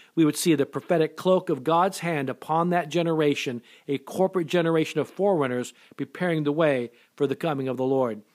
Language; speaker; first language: English; native; English